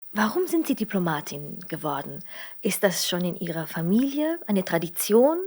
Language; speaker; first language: German; non-native, fluent; Slovenian